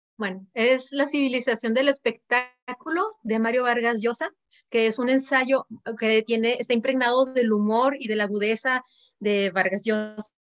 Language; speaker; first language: Spanish; native; Spanish